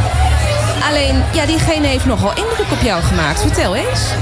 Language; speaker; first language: Dutch; native; Dutch